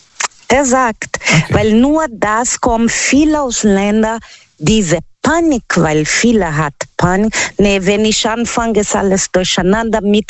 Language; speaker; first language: German; non-native, learner; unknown